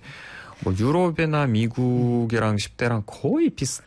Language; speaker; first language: Korean; non-native, fluent; Russian